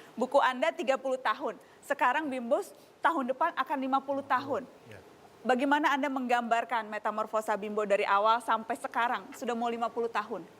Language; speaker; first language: Indonesian; native; Indonesian